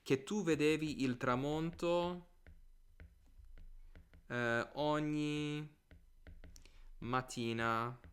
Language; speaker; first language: Italian; non-native, fluent; English